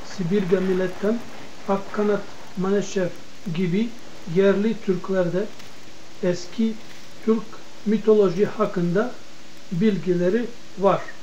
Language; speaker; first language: Turkish; non-native, learner; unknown